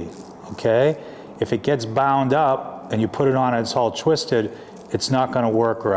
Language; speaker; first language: English; native; English